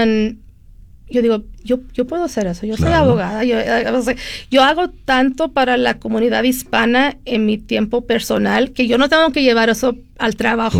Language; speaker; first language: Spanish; early bilingual, heritage; Spanish